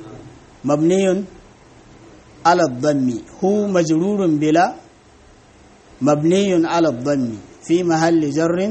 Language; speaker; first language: Arabic; non-native, fluent; Hausa